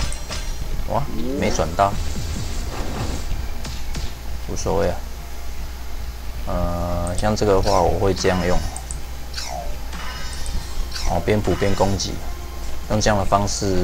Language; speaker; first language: Chinese; native; Chinese